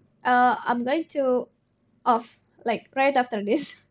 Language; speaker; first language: English; non-native, fluent; Indonesian